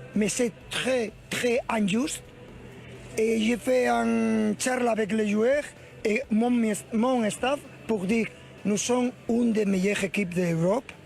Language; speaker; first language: French; non-native, learner; Spanish